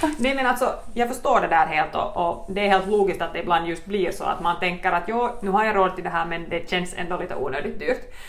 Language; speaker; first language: Swedish; native; Swedish